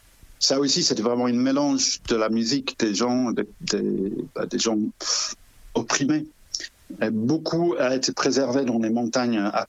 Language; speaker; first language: French; non-native, fluent; English